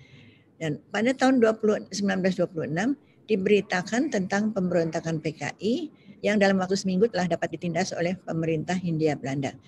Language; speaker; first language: Indonesian; native; Indonesian